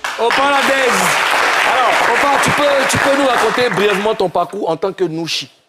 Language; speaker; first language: French; native; French